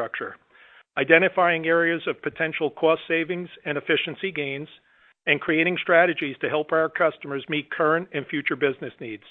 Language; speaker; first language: English; native; English